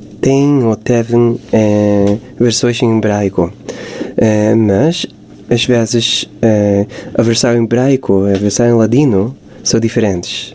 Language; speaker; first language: Portuguese; non-native, fluent; Hebrew